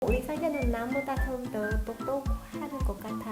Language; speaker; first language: Korean; non-native, learner; Vietnamese